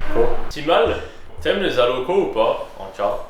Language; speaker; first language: French; native; French